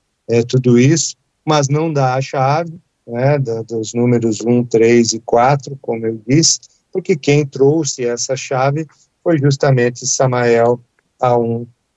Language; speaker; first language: Portuguese; native; Portuguese